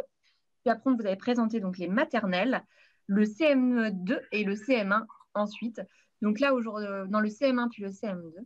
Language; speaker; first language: French; native; French